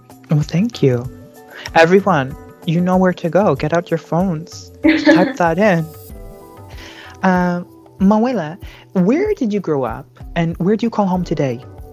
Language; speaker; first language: English; native; English